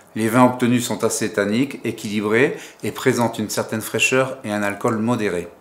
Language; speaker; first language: French; native; French